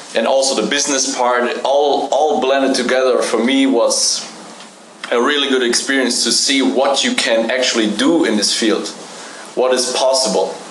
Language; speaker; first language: English; non-native, fluent; German